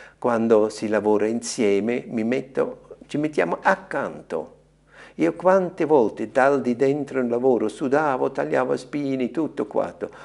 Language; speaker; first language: Italian; non-native, fluent; German